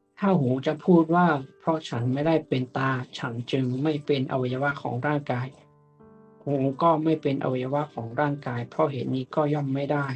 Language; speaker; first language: Thai; native; Thai